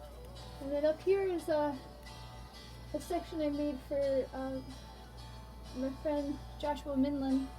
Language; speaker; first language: English; native; English